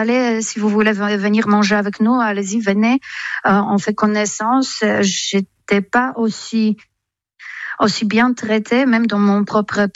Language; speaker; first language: French; non-native, fluent; Polish